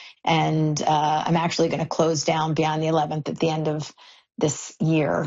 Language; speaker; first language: English; native; English